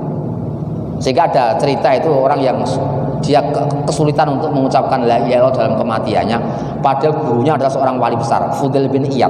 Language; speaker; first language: Indonesian; native; Indonesian